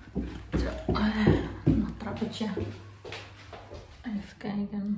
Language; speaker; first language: Dutch; non-native, learner; Indonesian